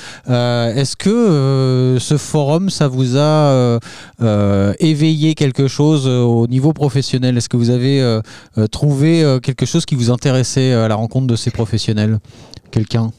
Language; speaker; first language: French; native; French